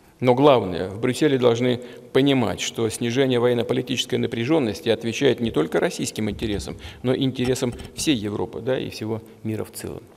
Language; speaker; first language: Russian; native; Russian